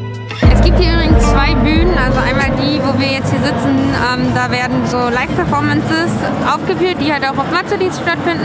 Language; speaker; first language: German; native; German